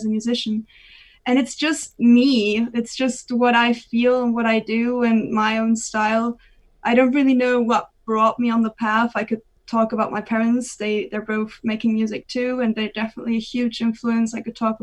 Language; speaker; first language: English; non-native, fluent; German